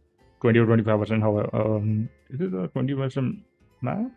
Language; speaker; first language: English; non-native, local second language; Hindi